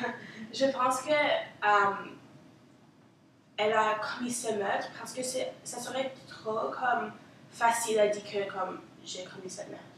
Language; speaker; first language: French; non-native, local second language; English